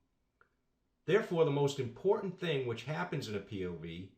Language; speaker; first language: English; native; English